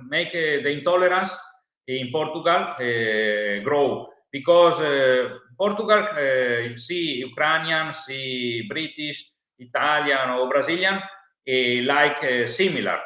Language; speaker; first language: English; non-native, learner; Italian